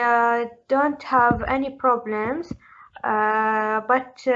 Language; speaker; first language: English; non-native, learner; Arabic